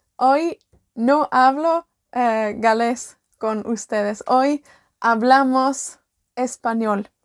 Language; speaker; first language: Spanish; non-native, fluent; Welsh